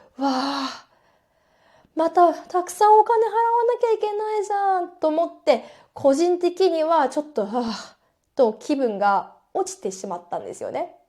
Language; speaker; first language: Japanese; native; Japanese